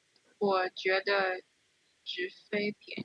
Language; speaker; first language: Chinese; non-native, learner; English